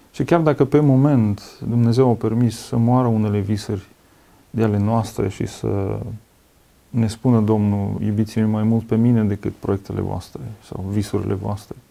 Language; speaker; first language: Romanian; non-native, fluent; Russian